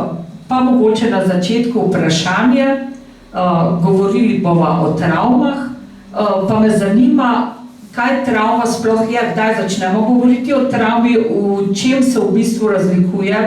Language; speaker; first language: Slovenian; native; Slovenian